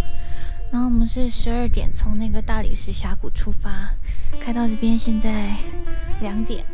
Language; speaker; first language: Chinese; native; Chinese